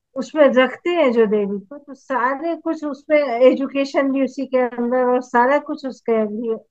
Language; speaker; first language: Hindi; native; Hindi